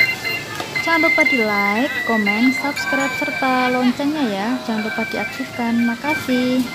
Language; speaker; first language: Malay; non-native, local second language; Javanese